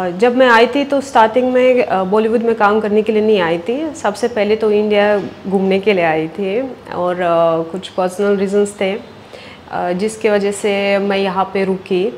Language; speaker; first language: Hindi; non-native, fluent; Russian